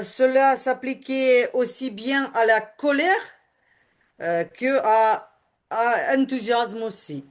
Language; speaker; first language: French; non-native, learner; Ukrainian